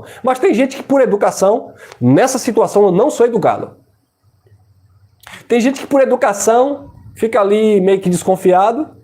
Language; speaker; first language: Portuguese; native; Portuguese